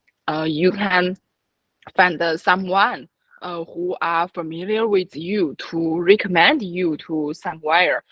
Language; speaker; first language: English; non-native, fluent; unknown